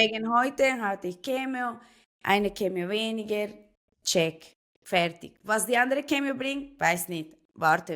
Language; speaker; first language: German; non-native, fluent; Spanish